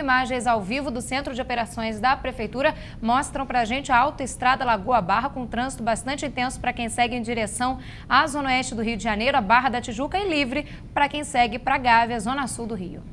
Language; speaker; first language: Portuguese; native; Portuguese